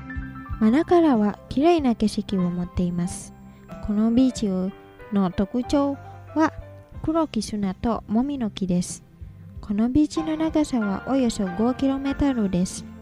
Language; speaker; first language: Japanese; non-native, fluent; Indonesian